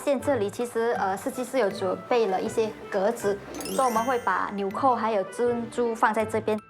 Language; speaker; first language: Chinese; native; Chinese